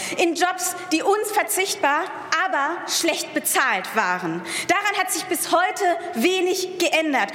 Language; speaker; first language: German; early bilingual, other home language; Persian